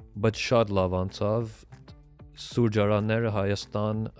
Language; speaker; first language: Armenian; early bilingual, heritage; Armenian